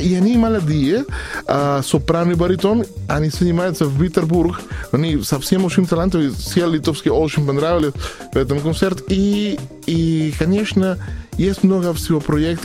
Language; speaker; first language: Russian; non-native, learner; Spanish